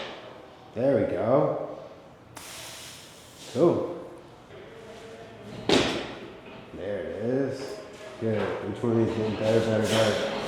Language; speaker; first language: English; native; English